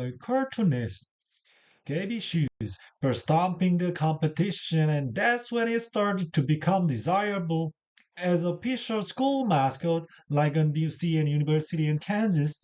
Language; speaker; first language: English; non-native, learner; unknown